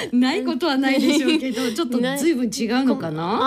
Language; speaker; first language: Japanese; native; Japanese